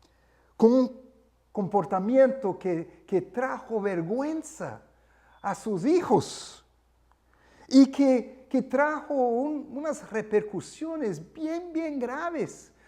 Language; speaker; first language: Spanish; non-native, fluent; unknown